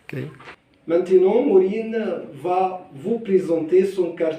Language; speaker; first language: French; non-native, fluent; Arabic